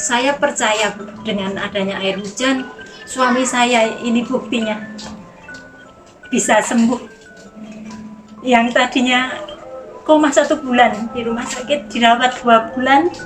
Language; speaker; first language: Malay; non-native, local second language; Javanese